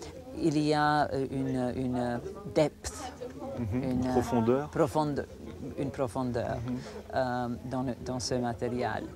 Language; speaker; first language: French; non-native, fluent; Croatian